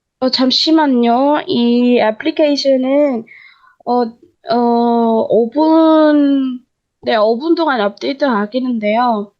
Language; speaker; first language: Korean; non-native, learner; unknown